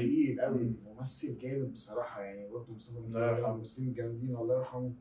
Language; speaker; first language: Arabic; native; Arabic